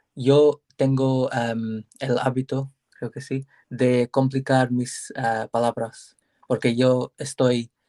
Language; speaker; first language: Spanish; non-native, learner; English